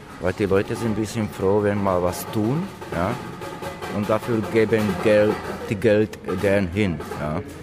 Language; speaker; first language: German; non-native, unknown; Slovak